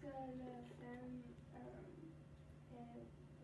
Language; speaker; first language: French; non-native, learner; English